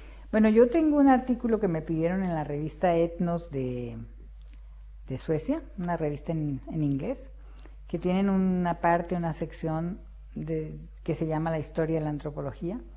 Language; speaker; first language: Spanish; early bilingual, other home language; Russian